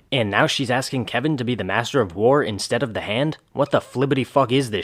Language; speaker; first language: English; native; English